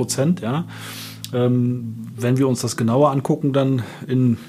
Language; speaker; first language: German; native; German